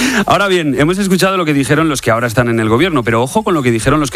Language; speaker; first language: Spanish; native; Spanish